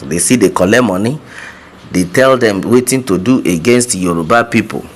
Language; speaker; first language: Nigerian Pidgin; non-native, local second language; Yoruba